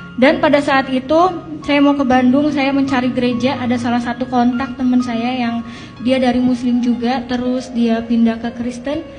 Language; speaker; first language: Indonesian; native; Indonesian